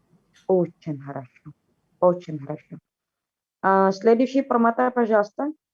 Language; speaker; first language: Russian; non-native, fluent; Indonesian